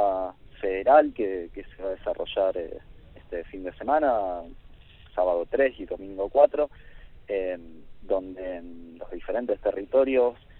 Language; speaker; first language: Spanish; native; Spanish